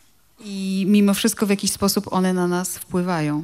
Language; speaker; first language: Polish; native; Polish